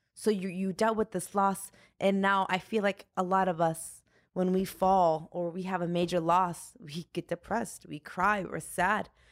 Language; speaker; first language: English; native; English